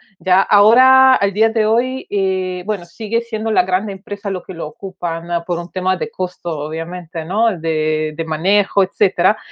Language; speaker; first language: Spanish; non-native, fluent; Italian